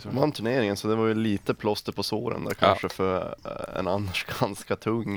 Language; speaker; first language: Swedish; native; Swedish